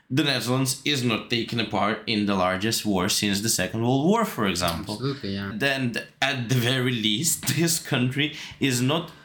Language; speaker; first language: English; non-native, fluent; Russian